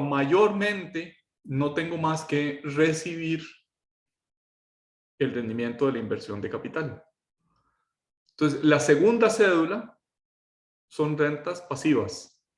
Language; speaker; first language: Spanish; native; Spanish